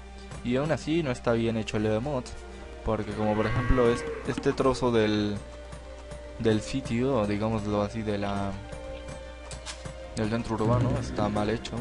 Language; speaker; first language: Spanish; native; Spanish